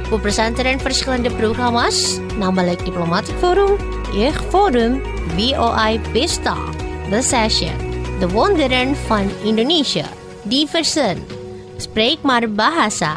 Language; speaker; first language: Dutch; non-native, learner; Indonesian